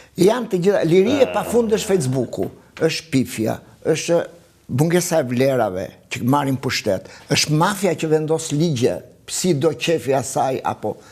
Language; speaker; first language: Albanian; native; Albanian